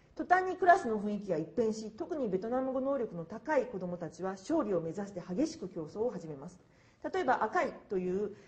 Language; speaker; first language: Japanese; native; Japanese